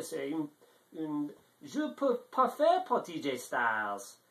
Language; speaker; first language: French; non-native, learner; English